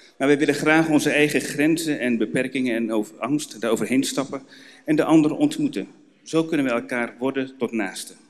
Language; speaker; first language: Dutch; native; Dutch